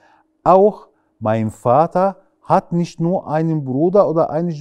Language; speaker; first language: German; non-native, fluent; Arabic